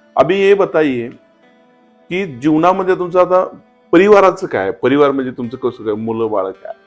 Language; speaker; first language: Marathi; native; Marathi